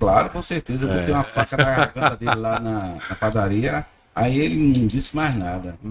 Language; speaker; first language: Portuguese; native; Portuguese